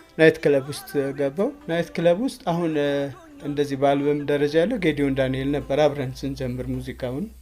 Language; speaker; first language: Amharic; native; Amharic